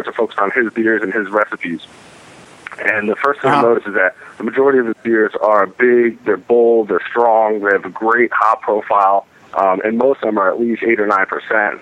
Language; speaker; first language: English; native; English